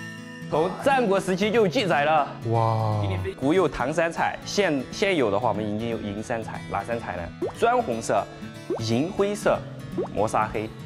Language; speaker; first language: Chinese; native; Chinese